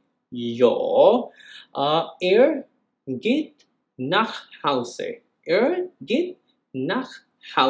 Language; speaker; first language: German; non-native, fluent; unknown